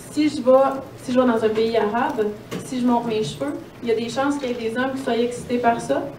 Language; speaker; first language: French; native; French